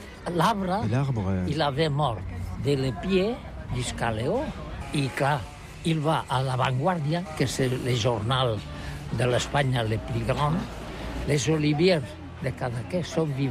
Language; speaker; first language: French; non-native, learner; Catalan